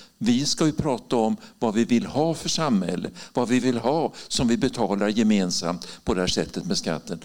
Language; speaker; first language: Swedish; native; Swedish